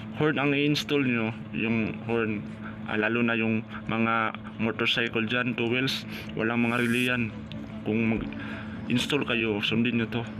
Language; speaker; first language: Filipino; non-native, local second language; Cebuano